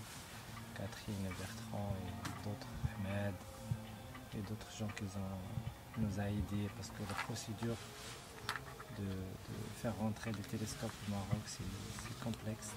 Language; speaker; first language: French; non-native, local second language; Arabic